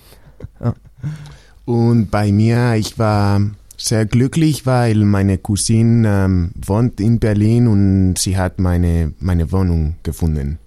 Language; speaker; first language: German; non-native, learner; Spanish